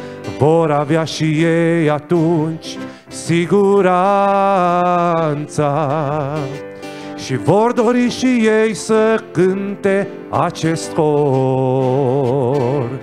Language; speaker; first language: Romanian; native; Romanian